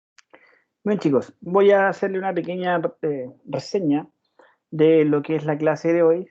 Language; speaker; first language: Spanish; native; Spanish